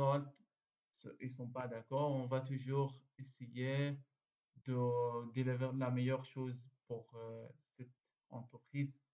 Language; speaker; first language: French; non-native, learner; Arabic